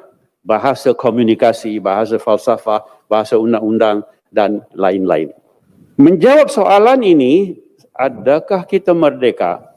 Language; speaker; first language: Malay; native; Malay